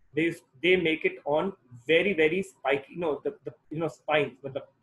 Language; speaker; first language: English; non-native, local second language; Hindi